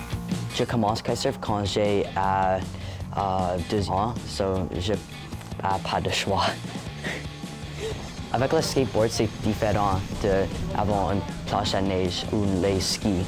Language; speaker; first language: French; non-native, local second language; English